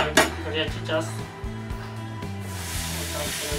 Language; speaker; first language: Russian; non-native, learner; Hindi